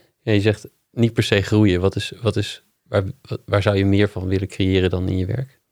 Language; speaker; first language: Dutch; non-native, fluent; English